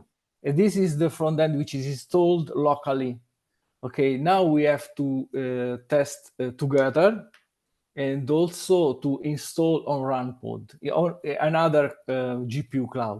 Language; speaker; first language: English; non-native, learner; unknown